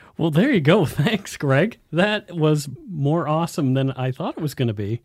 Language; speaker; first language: English; native; English